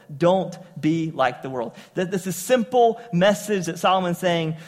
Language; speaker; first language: English; native; English